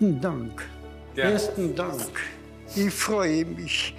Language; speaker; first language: German; non-native, fluent; Polish